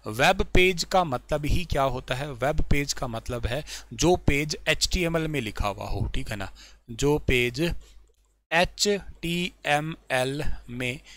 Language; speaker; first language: Hindi; native; Hindi